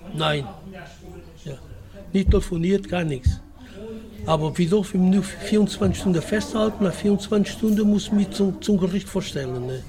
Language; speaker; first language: German; non-native, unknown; Portuguese